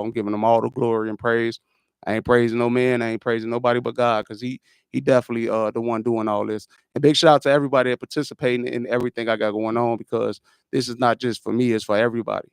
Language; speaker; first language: English; native; English